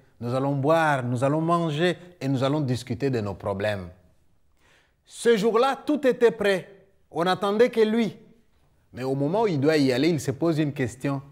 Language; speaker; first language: French; non-native, local second language; Luba-Lulua